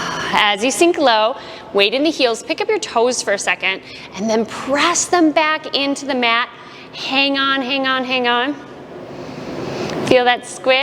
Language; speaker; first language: English; native; English